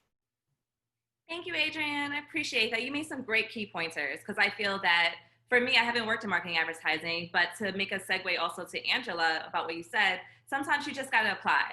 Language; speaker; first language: English; native; English